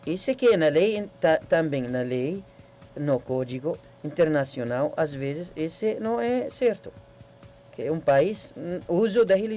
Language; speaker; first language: Portuguese; non-native, learner; Arabic